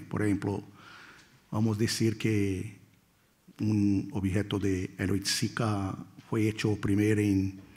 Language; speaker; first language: Spanish; non-native, fluent; Portuguese